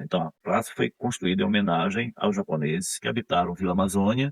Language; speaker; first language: Portuguese; native; Portuguese